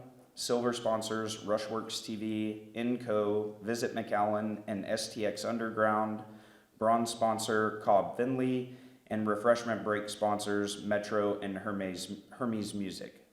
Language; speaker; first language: English; native; English